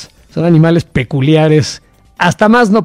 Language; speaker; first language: Spanish; native; Spanish